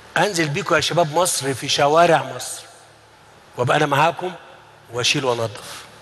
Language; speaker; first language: Arabic; native; Arabic